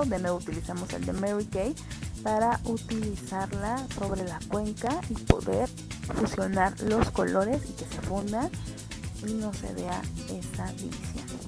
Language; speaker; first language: Spanish; native; Spanish